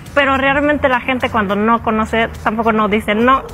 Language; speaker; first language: Spanish; non-native, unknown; Japanese